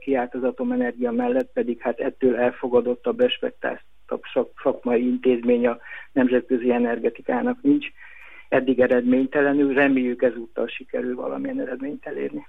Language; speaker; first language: Hungarian; native; Hungarian